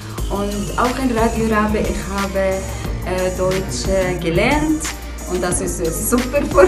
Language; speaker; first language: German; non-native, learner; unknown